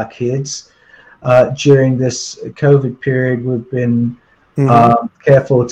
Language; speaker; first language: English; native; English